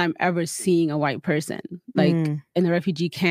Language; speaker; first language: English; early bilingual, other home language; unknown